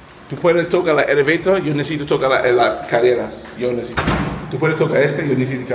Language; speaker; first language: Spanish; non-native, learner; English